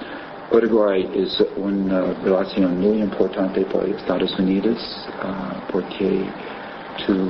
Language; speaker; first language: Spanish; non-native, learner; English